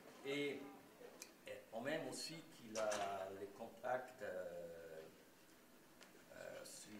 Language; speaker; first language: French; non-native, local second language; German